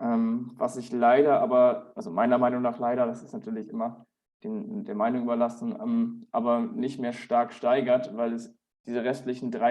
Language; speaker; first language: German; native; German